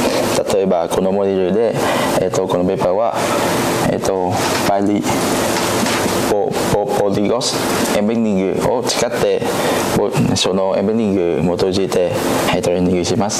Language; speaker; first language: Japanese; non-native, learner; Vietnamese